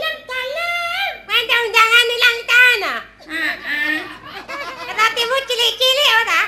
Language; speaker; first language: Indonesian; non-native, local second language; Javanese